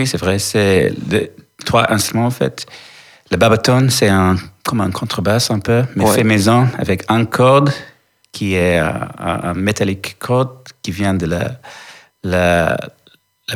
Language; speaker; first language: French; non-native, learner; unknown